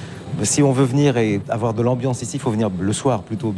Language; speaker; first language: French; native; French